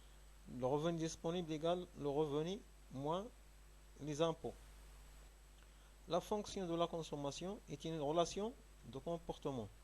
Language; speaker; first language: French; non-native, local second language; Arabic